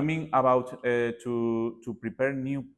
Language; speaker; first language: English; non-native, learner; Spanish